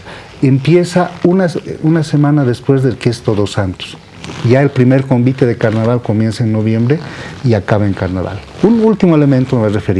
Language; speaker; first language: Spanish; native; Spanish